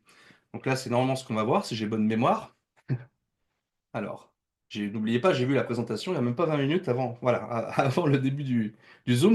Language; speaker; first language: French; native; French